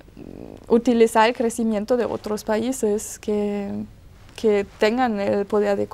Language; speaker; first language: Spanish; non-native, fluent; German